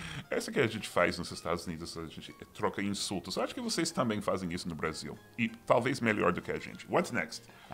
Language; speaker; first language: Portuguese; non-native, fluent; English